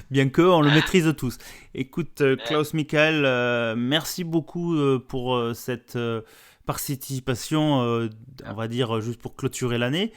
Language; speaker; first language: French; native; French